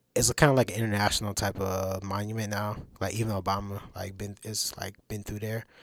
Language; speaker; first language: English; native; English